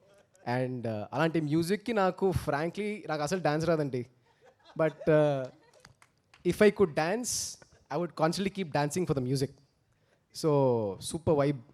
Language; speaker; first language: Telugu; early bilingual, heritage; Telugu